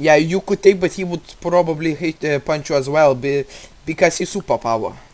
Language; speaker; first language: English; non-native, learner; Russian